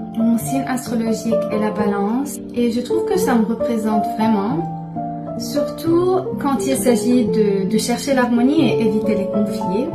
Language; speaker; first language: French; non-native, local second language; Arabic